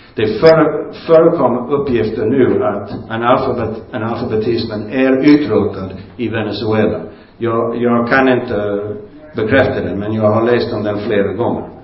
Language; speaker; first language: Swedish; non-native, fluent; English